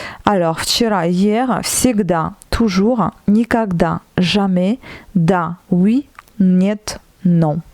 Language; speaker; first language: Russian; non-native, fluent; French